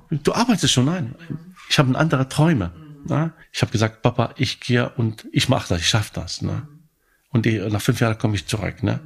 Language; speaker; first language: German; non-native, fluent; Arabic